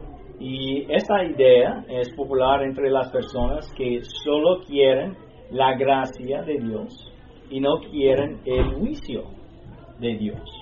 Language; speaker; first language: Spanish; non-native, fluent; English